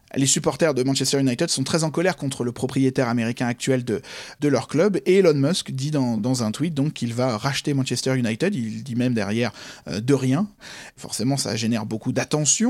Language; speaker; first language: French; native; French